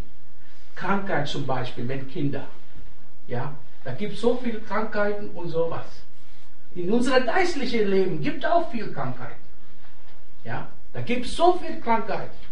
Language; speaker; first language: German; non-native, fluent; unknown